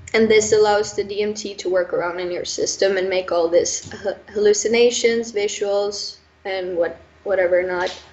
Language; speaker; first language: English; non-native, fluent; Norwegian